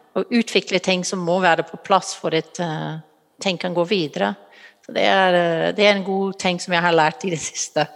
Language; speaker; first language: Norwegian; non-native, fluent; English